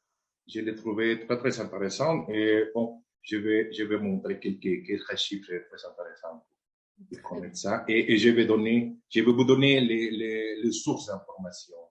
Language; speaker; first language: French; non-native, fluent; Spanish